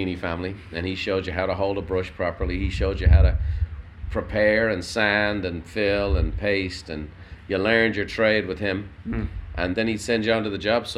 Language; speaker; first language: English; native; English